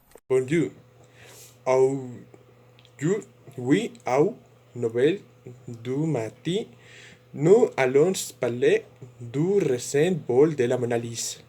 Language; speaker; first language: French; non-native, learner; Spanish